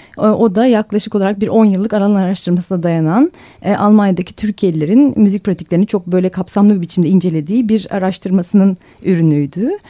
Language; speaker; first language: Turkish; native; Turkish